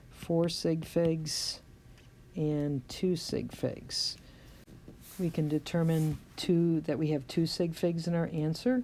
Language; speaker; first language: English; native; English